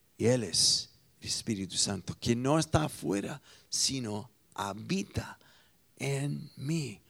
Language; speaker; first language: Spanish; non-native, fluent; English